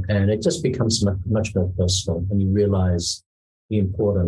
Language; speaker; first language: English; native; English